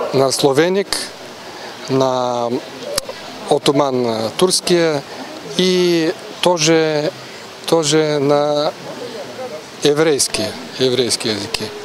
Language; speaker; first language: Russian; non-native, learner; Georgian